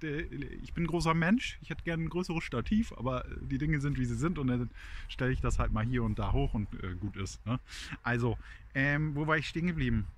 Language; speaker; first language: German; native; German